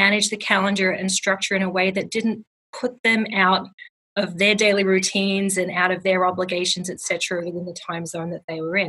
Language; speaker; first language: English; native; English